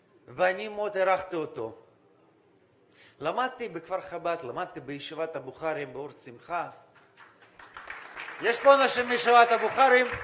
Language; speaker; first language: Hebrew; non-native, fluent; Russian